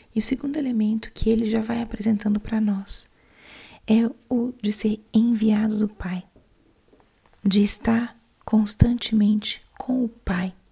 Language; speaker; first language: Portuguese; native; Portuguese